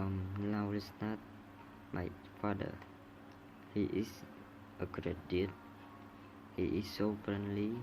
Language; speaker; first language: English; non-native, learner; Khmer